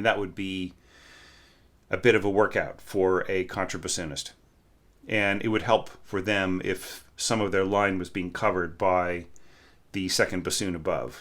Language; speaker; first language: English; native; English